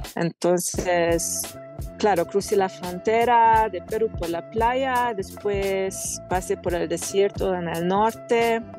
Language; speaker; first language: Spanish; non-native, fluent; Hungarian